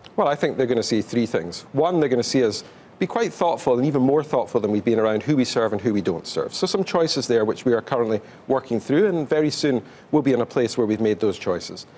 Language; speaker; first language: English; native; English